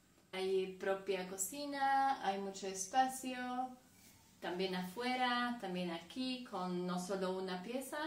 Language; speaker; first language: Spanish; non-native, fluent; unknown